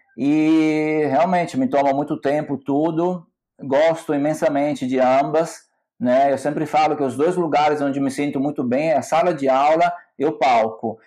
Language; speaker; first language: Portuguese; non-native, fluent; Italian